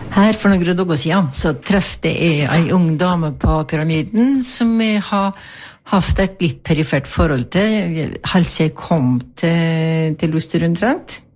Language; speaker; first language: Norwegian; native; Norwegian